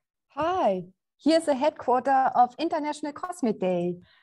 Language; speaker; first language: English; non-native, fluent; German